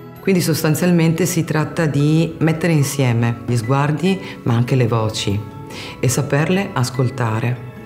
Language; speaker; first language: Italian; native; Italian